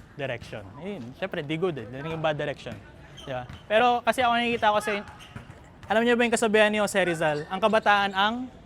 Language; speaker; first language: Filipino; native; Filipino